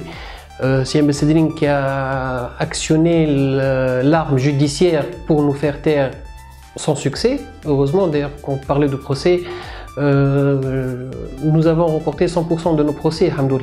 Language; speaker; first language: French; non-native, local second language; Arabic